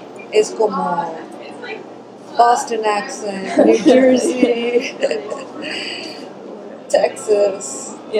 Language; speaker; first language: Spanish; early bilingual, other home language; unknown